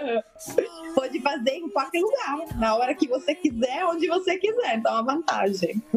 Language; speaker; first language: Portuguese; non-native, fluent; Italian